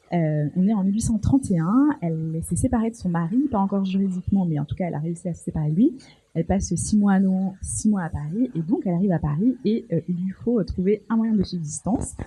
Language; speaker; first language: French; native; French